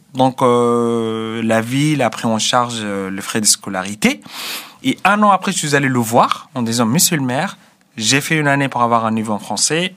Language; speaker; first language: French; non-native, fluent; Arabic